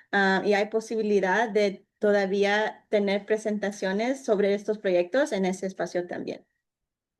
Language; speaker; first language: Spanish; early bilingual, other home language; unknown